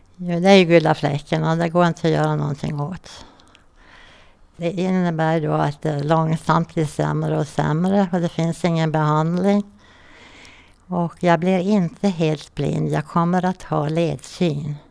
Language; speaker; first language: Swedish; native; Swedish